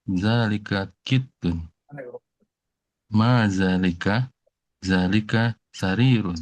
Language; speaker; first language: Arabic; non-native, learner; Indonesian